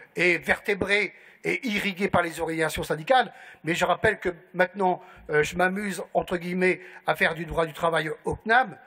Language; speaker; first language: French; native; French